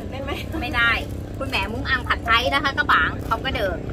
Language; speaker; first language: Vietnamese; early bilingual, heritage; Vietnamese